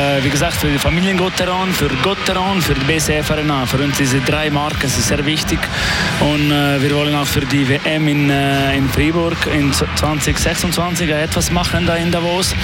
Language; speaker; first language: German; non-native, learner; French